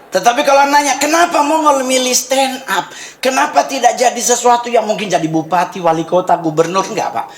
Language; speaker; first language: Indonesian; native; Indonesian